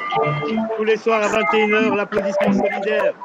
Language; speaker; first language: French; native; French